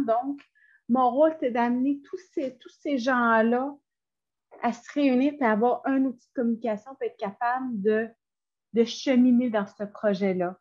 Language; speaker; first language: French; native; French